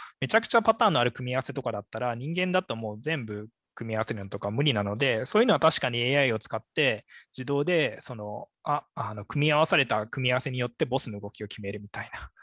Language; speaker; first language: Japanese; native; Japanese